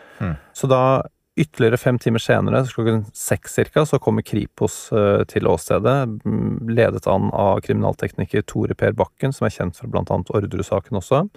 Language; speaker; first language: Norwegian; native; Norwegian